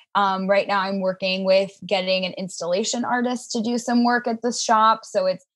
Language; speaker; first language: English; native; English